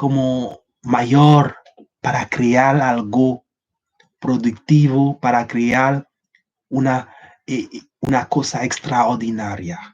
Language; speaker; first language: Spanish; non-native, learner; Haitian Creole